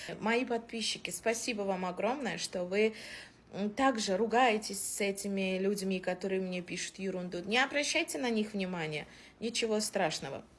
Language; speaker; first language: Russian; native; Russian